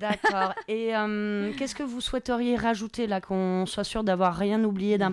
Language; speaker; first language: French; native; French